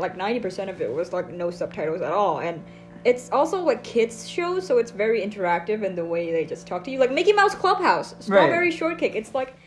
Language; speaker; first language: English; non-native, fluent; Vietnamese